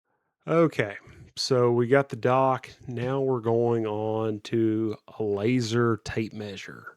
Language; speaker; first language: English; native; English